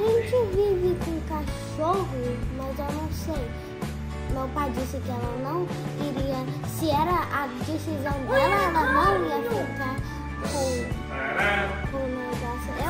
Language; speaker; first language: Portuguese; early bilingual, heritage; Portuguese